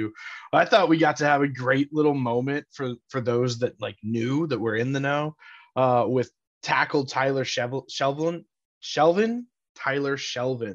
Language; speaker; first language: English; native; English